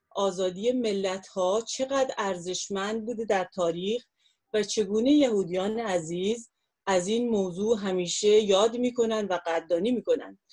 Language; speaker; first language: Persian; non-native, local second language; Kurdish